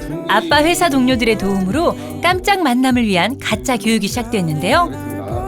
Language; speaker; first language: Korean; native; Korean